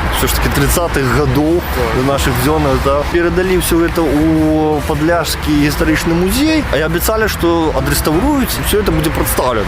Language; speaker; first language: Belarusian; non-native, local second language; Russian